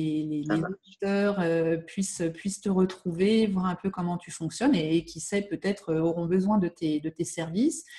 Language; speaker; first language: French; native; French